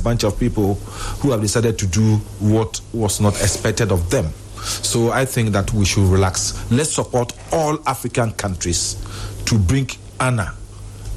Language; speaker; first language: English; non-native, local second language; Ga